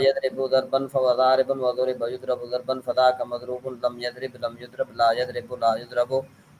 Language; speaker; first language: Arabic; non-native, fluent; Urdu